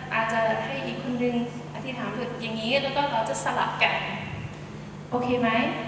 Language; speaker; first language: Thai; non-native, fluent; English